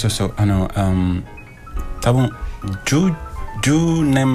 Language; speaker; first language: Japanese; non-native, fluent; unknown